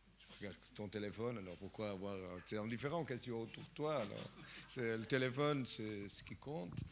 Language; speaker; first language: French; non-native, fluent; Portuguese